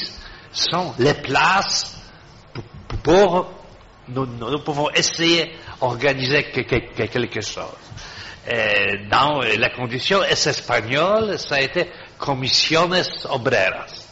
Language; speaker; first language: French; non-native, fluent; Polish